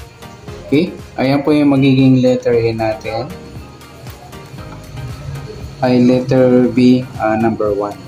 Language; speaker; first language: Filipino; native; Filipino